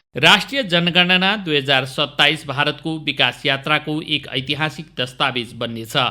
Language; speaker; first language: Nepali; native; Nepali